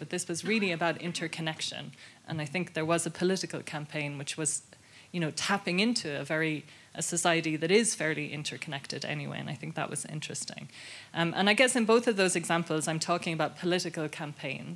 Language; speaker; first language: English; native; English